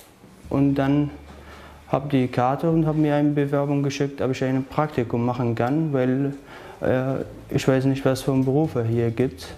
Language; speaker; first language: German; non-native, learner; Arabic